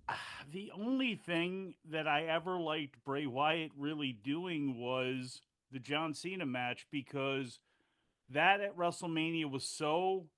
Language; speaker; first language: English; native; English